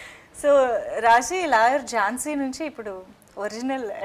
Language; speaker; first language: Telugu; native; Telugu